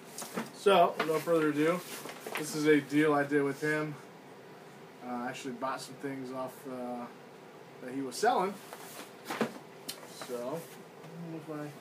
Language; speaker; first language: English; native; English